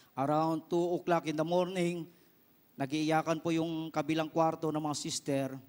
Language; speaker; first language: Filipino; non-native, local second language; Iloko